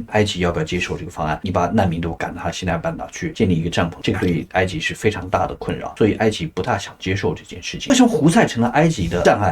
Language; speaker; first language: Chinese; native; Chinese